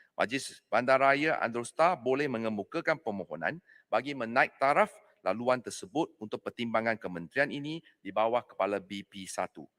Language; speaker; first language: Malay; non-native, local second language; Chinese